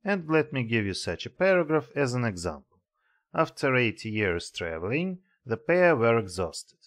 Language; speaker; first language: English; non-native, fluent; Russian